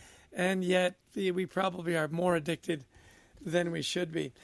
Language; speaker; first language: English; native; English